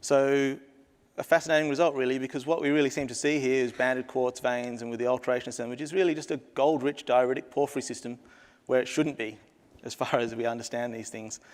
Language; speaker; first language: English; native; English